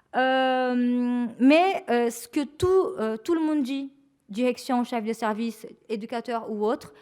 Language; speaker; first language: French; non-native, fluent; Portuguese